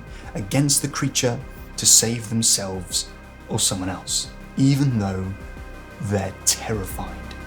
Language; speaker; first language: English; native; English